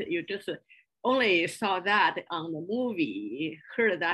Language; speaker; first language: English; non-native, fluent; Chinese